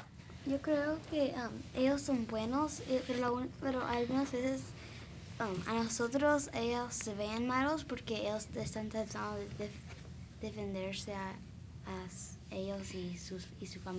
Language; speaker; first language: Spanish; early bilingual, heritage; Spanish